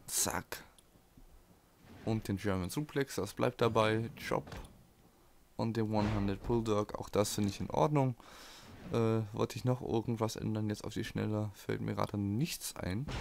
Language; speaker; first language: German; native; German